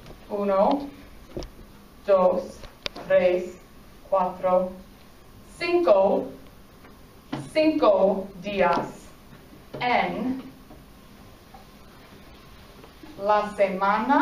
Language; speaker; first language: Spanish; non-native, fluent; English